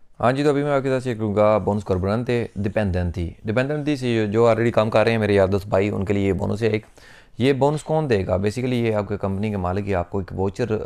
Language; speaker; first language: Urdu; non-native, local second language; Punjabi